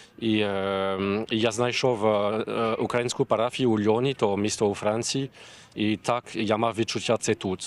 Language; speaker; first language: Ukrainian; non-native, learner; French